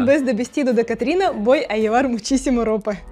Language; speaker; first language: Spanish; non-native, fluent; Russian